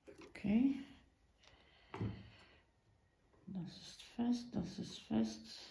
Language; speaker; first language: German; non-native, fluent; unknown